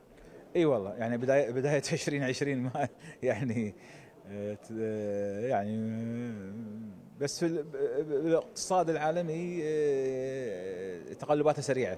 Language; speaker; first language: Arabic; native; Arabic